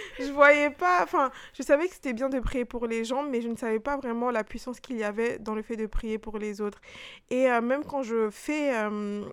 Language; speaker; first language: French; early bilingual, other home language; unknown